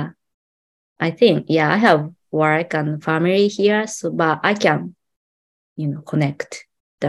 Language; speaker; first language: English; non-native, learner; Japanese